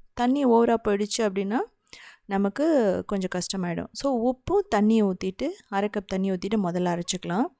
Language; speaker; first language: Tamil; native; Tamil